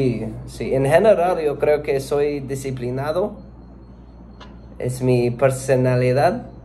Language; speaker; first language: Spanish; non-native, learner; English